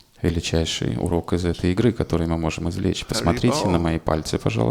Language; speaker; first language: Russian; native; Russian